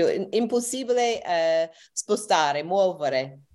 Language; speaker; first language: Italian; non-native, learner; English